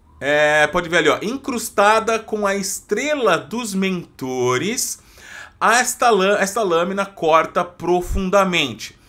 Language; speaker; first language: Portuguese; native; Portuguese